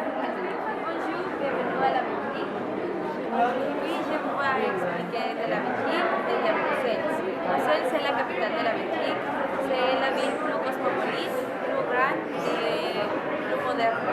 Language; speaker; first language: French; non-native, learner; Spanish